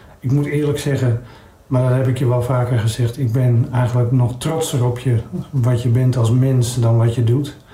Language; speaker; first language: Dutch; native; Dutch